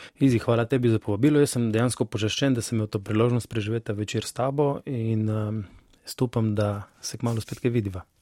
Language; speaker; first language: Slovenian; native; Slovenian